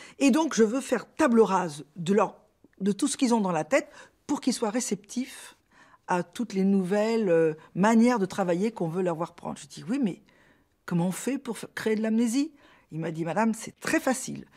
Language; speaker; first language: French; native; French